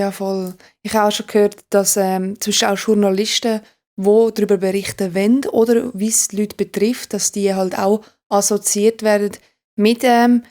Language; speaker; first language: German; native; German